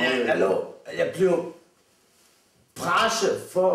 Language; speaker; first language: Danish; non-native, local second language; Kalaallisut